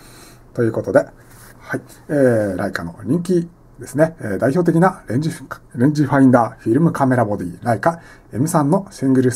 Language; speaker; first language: Japanese; native; Japanese